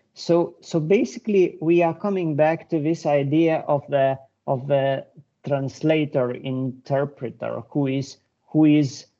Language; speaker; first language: English; non-native, fluent; Lithuanian